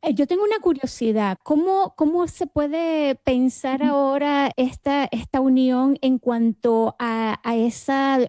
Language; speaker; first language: Spanish; native; Spanish